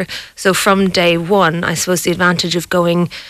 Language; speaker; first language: English; native; English